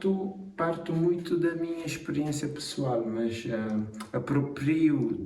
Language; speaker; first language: Portuguese; non-native, local second language; Kabuverdianu